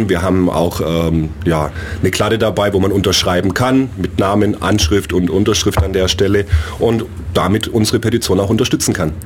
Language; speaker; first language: German; native; German